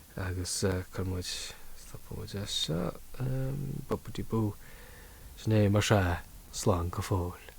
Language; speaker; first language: Irish; native; Irish